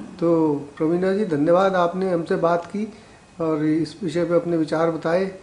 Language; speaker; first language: Hindi; native; Hindi